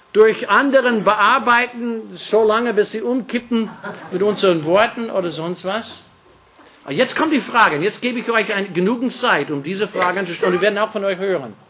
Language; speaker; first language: German; non-native, fluent; English